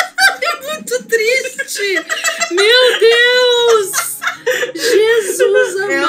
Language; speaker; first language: Portuguese; non-native, fluent; Russian